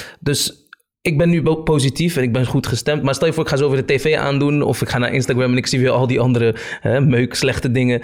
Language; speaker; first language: Dutch; early bilingual, other home language; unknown